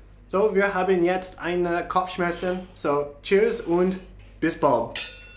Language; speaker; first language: German; non-native, learner; English